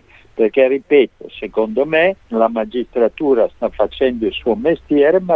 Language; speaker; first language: Italian; native; Italian